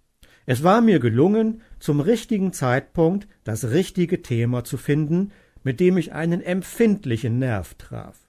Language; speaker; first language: German; native; German